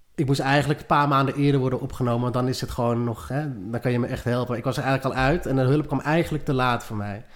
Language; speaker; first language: Dutch; native; Dutch